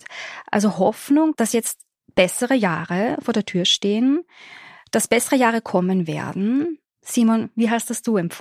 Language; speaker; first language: German; native; German